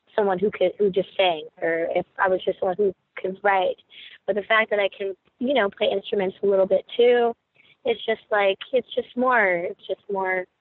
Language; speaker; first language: English; native; English